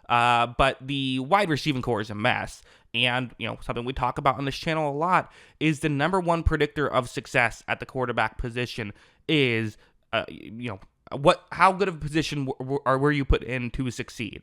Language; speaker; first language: English; native; English